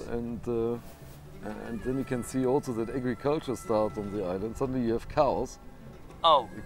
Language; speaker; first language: English; non-native, fluent; German